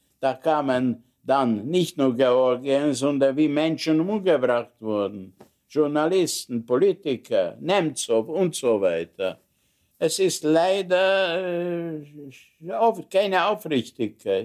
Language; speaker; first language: German; non-native, fluent; Hungarian